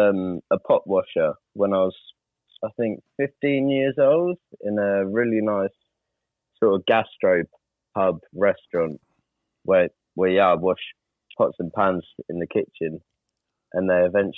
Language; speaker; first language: English; native; English